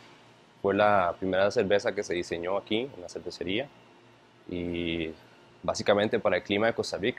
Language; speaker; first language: Spanish; native; Spanish